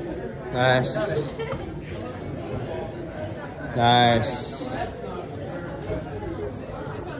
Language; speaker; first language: Japanese; native; Japanese